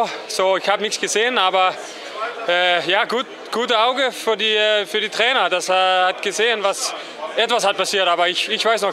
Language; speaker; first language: German; non-native, learner; Danish